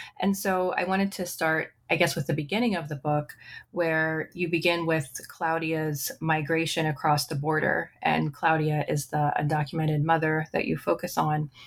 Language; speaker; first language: English; native; English